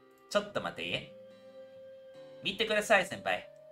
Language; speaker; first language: Japanese; non-native, learner; Spanish